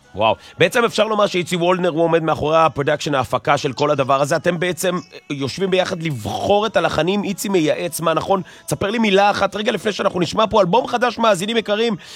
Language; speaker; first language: Hebrew; native; Hebrew